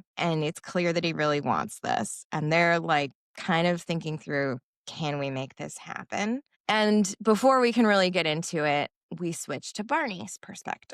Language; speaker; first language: English; native; English